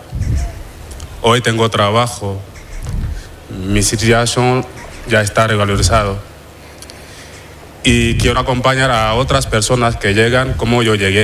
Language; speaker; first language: Spanish; non-native, fluent; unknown